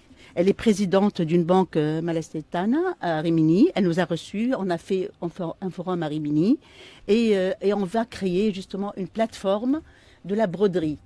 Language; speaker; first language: French; non-native, local second language; Arabic